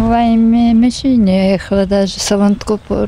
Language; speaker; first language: Georgian; non-native, learner; Russian